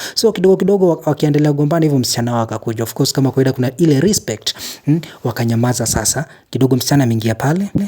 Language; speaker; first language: Swahili; native; Swahili